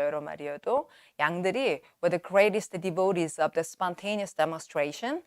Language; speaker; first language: English; non-native, fluent; Korean